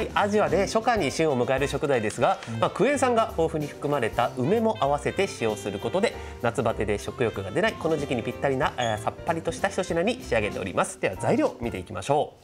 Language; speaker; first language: Japanese; native; Japanese